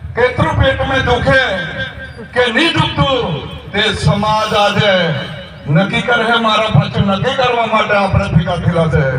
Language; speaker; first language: Gujarati; non-native, local second language; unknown